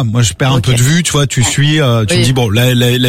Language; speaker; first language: French; native; French